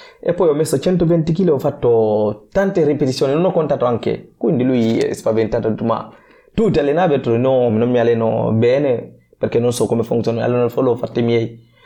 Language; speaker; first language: Italian; non-native, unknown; Fula